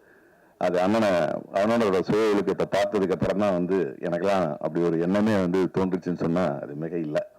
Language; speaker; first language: Tamil; native; Tamil